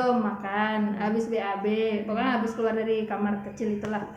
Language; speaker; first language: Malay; non-native, local second language; Achinese